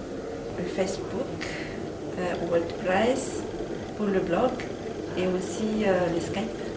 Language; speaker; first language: French; non-native, local second language; Malagasy